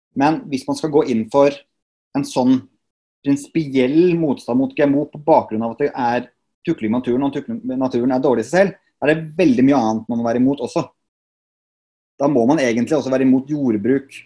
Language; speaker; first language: Norwegian; native; Norwegian